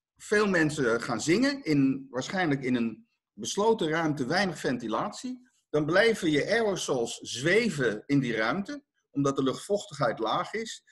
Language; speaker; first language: Dutch; native; Dutch